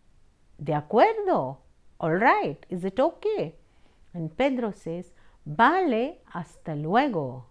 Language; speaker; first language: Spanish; non-native, fluent; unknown